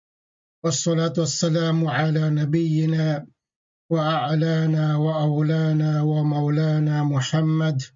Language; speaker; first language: Arabic; non-native, fluent; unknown